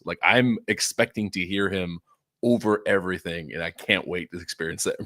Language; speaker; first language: English; native; English